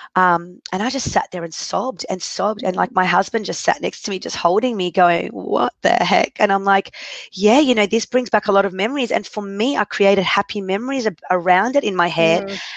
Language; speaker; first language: English; early bilingual, other home language; Arabic